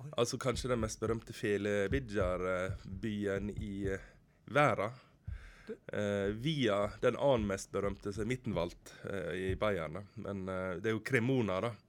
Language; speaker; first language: Norwegian; native; Norwegian